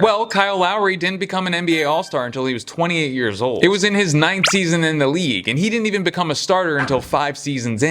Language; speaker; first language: English; native; English